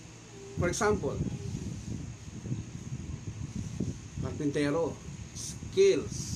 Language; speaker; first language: English; non-native, local second language; Filipino